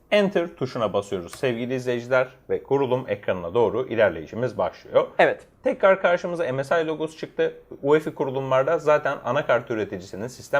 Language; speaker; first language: Turkish; native; Turkish